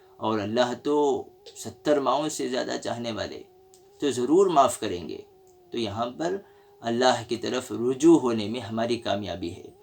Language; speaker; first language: Urdu; native; Urdu